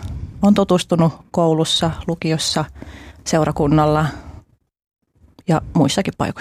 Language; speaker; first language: Finnish; early bilingual, other home language; Albanian